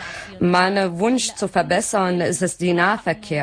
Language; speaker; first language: German; non-native, learner; Arabic